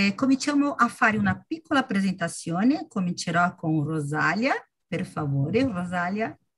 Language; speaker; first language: Italian; non-native, learner; Portuguese